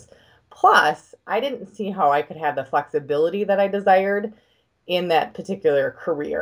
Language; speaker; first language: English; native; English